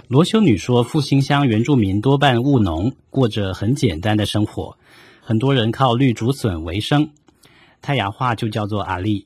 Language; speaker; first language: Chinese; native; Chinese